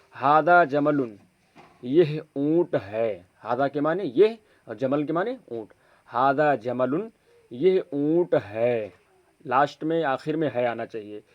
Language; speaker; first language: Urdu; native; Urdu